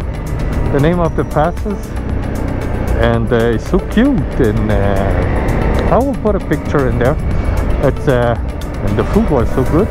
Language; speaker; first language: English; non-native, learner; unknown